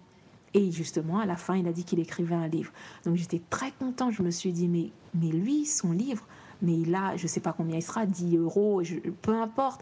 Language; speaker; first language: French; native; French